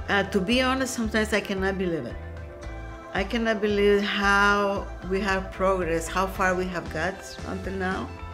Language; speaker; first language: English; non-native, fluent; Spanish